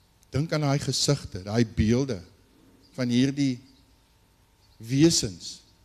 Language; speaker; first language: English; non-native, local second language; Afrikaans